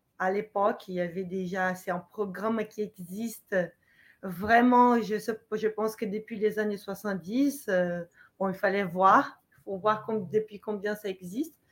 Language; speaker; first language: French; non-native, fluent; Portuguese